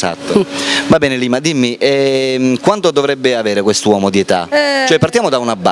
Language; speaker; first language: Italian; native; Italian